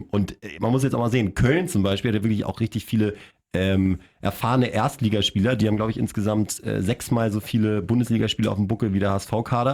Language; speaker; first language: German; native; German